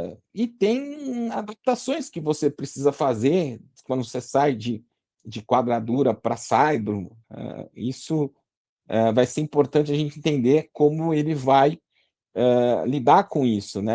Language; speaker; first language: Portuguese; native; Portuguese